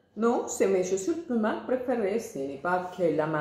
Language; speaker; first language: French; non-native, fluent; Spanish